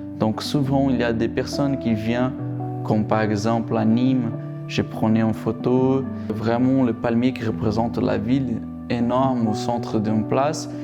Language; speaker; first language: French; non-native, fluent; Portuguese